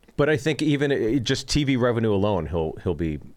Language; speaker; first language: English; early bilingual, other home language; Korean